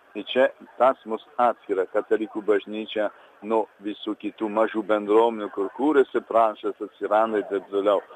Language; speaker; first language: Lithuanian; early bilingual, heritage; Lithuanian